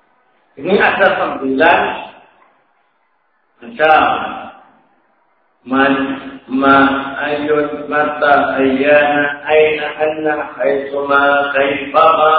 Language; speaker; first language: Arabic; non-native, fluent; Indonesian